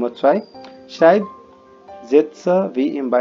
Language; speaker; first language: German; non-native, fluent; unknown